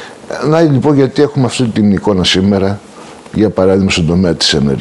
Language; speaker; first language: Greek; native; Greek